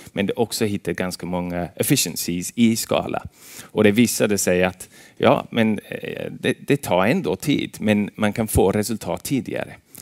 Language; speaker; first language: Swedish; non-native, fluent; English